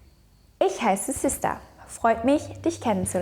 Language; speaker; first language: German; non-native, fluent; Indonesian